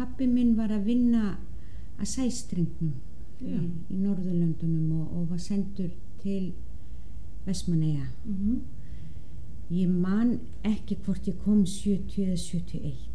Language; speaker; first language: Icelandic; non-native, fluent; Danish